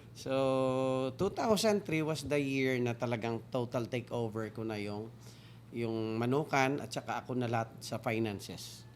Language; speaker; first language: Filipino; non-native, local second language; Hiligaynon